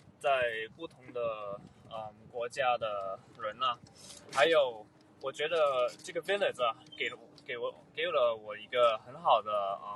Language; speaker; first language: Chinese; early bilingual, heritage; Chinese